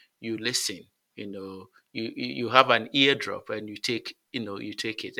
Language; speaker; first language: English; non-native, local second language; Akan